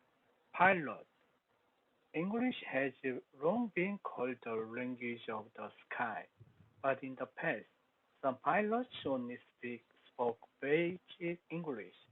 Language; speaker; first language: English; non-native, learner; Korean